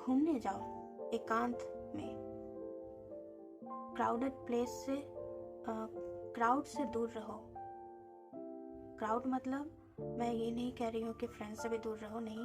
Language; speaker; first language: Hindi; native; Hindi